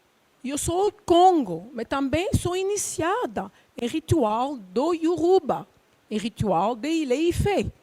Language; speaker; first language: Portuguese; non-native, learner; Luba-Lulua